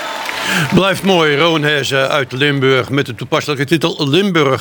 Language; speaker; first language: Dutch; native; Dutch